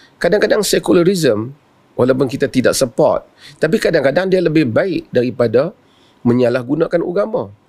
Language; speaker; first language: Malay; native; Malay